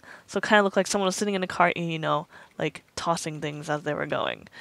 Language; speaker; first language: English; native; English